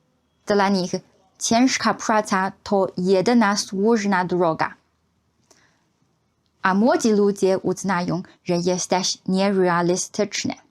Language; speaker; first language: Polish; non-native, fluent; Chinese